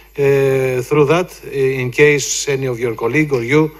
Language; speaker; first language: English; non-native, fluent; Greek